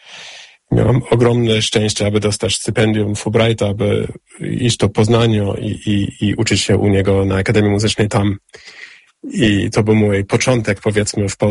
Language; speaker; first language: Polish; non-native, fluent; English